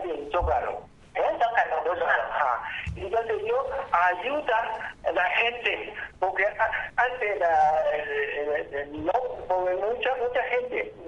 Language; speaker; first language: Spanish; non-native, learner; Chinese